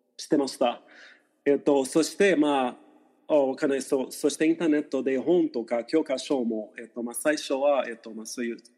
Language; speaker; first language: Japanese; non-native, fluent; Portuguese